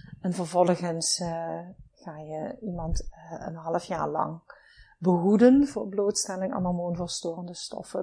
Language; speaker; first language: Dutch; native; Dutch